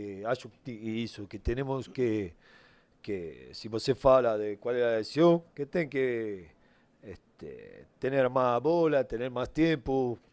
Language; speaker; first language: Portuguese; non-native, learner; Spanish